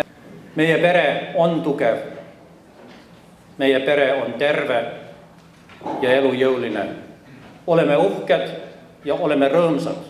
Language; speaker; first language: Estonian; early bilingual, heritage; Estonian